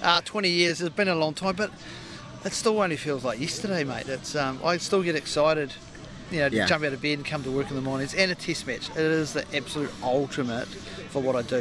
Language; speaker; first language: English; native; English